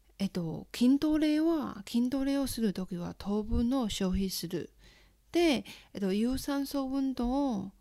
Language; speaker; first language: Japanese; non-native, fluent; Chinese